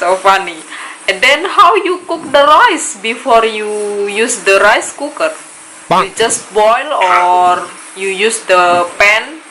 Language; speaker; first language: English; non-native, learner; Indonesian